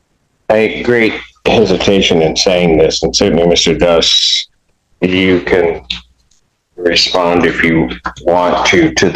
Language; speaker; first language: English; native; English